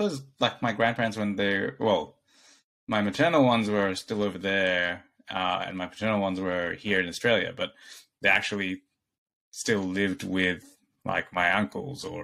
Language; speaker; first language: English; non-native, local second language; Bangla